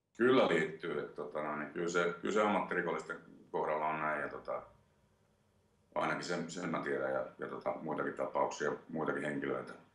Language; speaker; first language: Finnish; native; Finnish